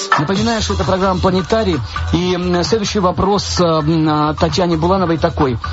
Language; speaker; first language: Russian; non-native, local second language; Georgian